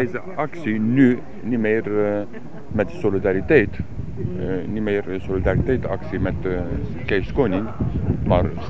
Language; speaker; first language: Dutch; non-native, learner; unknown